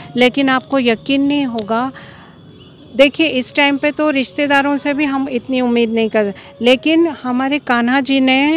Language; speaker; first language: Hindi; non-native, local second language; Marathi